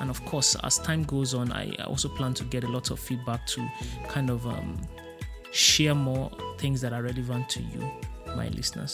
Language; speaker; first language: English; non-native, local second language; Yoruba